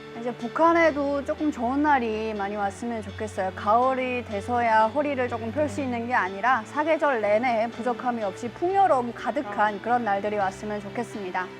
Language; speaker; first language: Korean; native; Korean